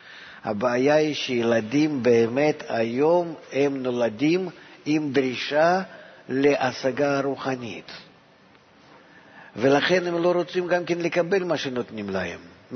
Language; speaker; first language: Hebrew; non-native, fluent; Russian